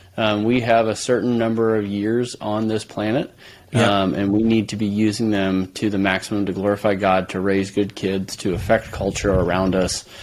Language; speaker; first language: English; native; English